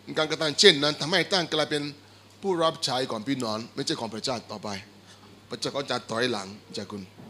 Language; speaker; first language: Thai; non-native, fluent; Igbo